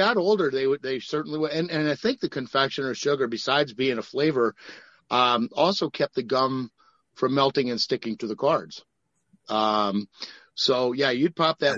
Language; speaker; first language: English; native; English